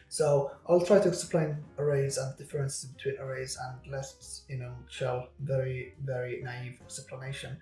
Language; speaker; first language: English; non-native, fluent; Arabic